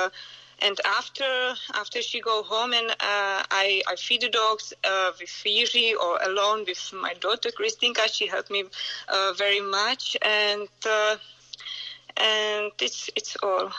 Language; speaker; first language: English; non-native, learner; Czech